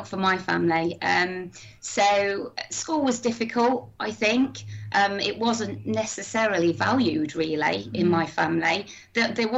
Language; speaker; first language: English; native; English